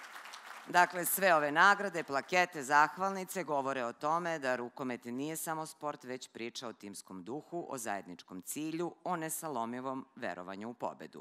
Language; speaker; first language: Serbian; native; Serbian